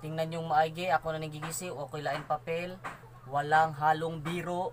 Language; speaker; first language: Filipino; non-native, local second language; Cebuano